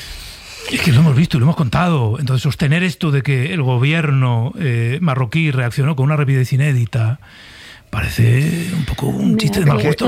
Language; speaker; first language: Spanish; native; Spanish